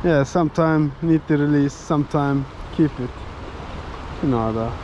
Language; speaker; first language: English; non-native, learner; Turkish